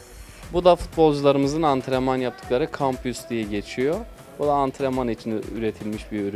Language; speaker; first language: Turkish; native; Turkish